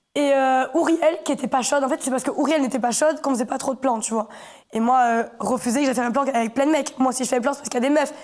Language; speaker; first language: French; native; French